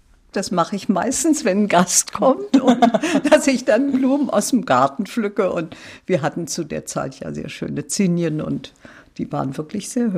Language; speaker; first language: German; native; German